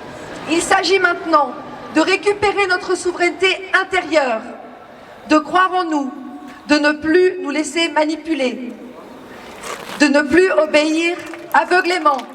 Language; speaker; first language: French; native; French